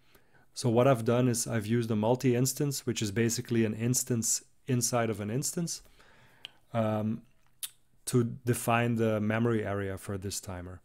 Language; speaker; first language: English; non-native, fluent; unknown